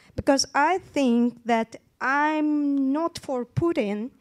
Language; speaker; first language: English; non-native, fluent; Turkmen